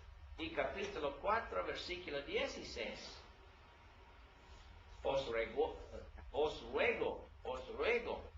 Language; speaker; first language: Spanish; non-native, learner; English